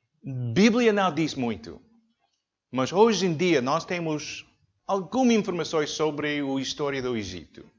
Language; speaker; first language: Portuguese; non-native, learner; English